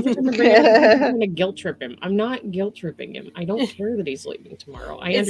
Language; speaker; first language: English; native; English